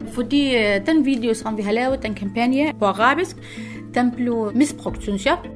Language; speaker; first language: Danish; non-native, fluent; Arabic